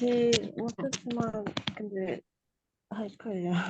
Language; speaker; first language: Korean; non-native, learner; Indonesian